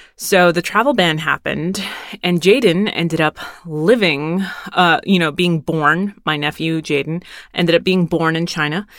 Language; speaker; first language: English; early bilingual, other home language; Spanish